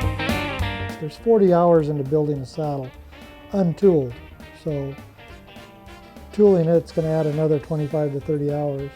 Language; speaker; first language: English; native; English